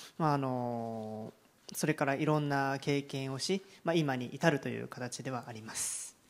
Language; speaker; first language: Japanese; native; Japanese